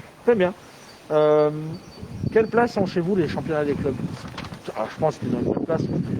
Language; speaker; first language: French; native; French